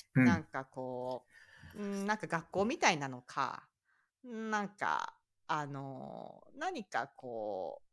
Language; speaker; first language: Japanese; native; Japanese